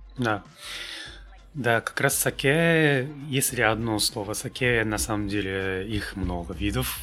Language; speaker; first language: Russian; non-native, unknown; Japanese